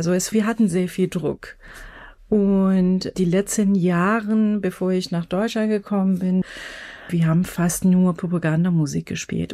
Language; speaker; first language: German; non-native, fluent; Persian